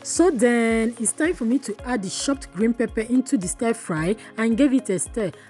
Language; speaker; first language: English; non-native, local second language; Igbo